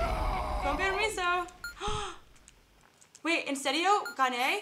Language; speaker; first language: Spanish; non-native, learner; English